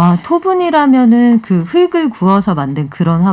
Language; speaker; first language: Korean; native; Korean